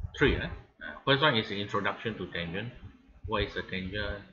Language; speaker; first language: English; non-native, local second language; Malay